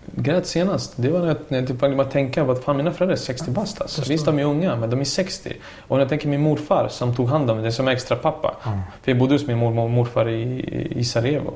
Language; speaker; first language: Swedish; early bilingual, other home language; Serbian